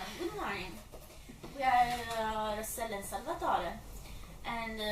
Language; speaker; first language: English; non-native, learner; Italian